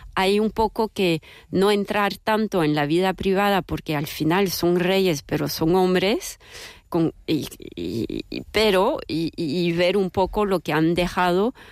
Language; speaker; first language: Spanish; non-native, fluent; French